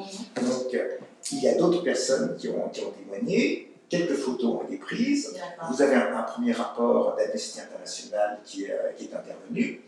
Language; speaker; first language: French; native; French